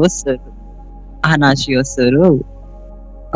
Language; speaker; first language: Japanese; non-native, learner; Hindi